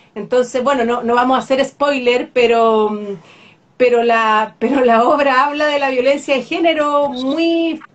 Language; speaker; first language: Spanish; native; Spanish